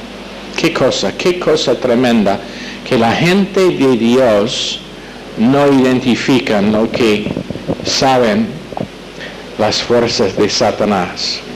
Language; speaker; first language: Spanish; non-native, fluent; English